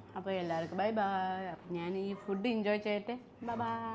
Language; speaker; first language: Malayalam; non-native, learner; Nepali